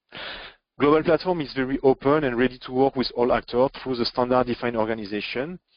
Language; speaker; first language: English; non-native, fluent; French